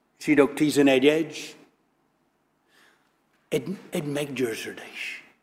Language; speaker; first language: Hungarian; non-native, learner; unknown